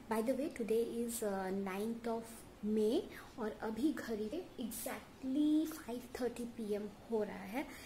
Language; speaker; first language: Hindi; non-native, local second language; Assamese